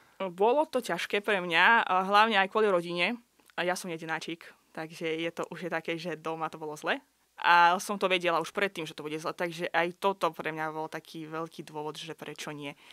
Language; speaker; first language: Slovak; non-native, fluent; Azerbaijani